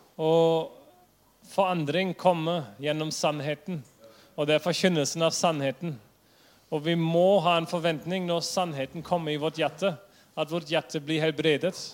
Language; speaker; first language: Norwegian; non-native, fluent; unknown